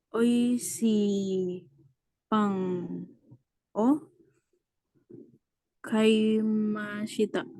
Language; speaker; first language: Japanese; non-native, learner; Indonesian